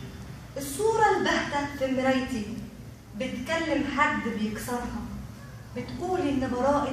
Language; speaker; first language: Arabic; native; Arabic